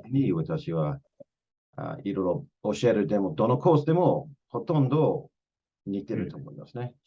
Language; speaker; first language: Japanese; non-native, fluent; English